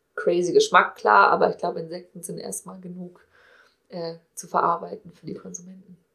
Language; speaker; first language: German; native; German